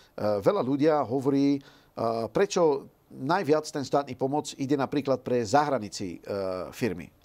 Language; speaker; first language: Slovak; non-native, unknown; Dutch